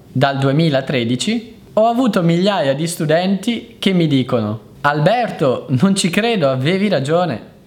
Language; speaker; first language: Italian; native; Italian